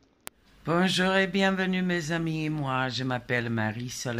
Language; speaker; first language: French; non-native, fluent; Serbian